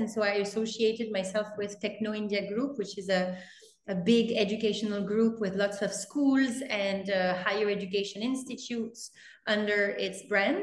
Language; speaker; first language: English; non-native, fluent; French